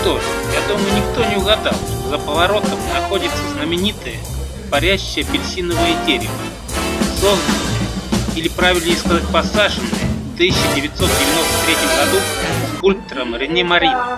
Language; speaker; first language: Russian; native; Russian